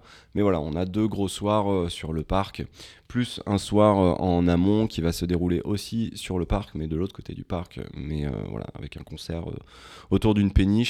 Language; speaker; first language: French; native; French